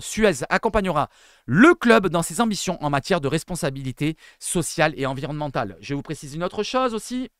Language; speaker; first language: French; native; French